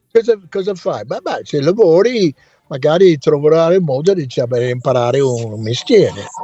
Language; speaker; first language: Italian; non-native, fluent; English